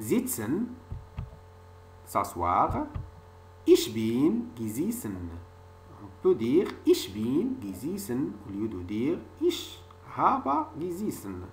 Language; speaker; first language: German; non-native, fluent; French